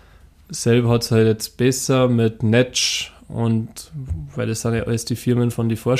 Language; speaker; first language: German; native; German